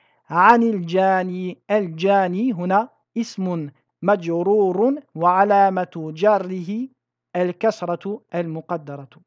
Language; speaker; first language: Arabic; non-native, fluent; French